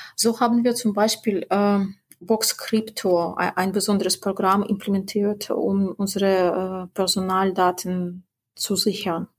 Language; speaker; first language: German; non-native, fluent; Russian